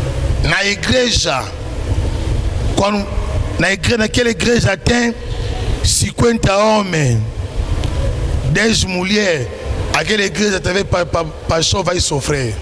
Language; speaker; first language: Portuguese; non-native, learner; Lingala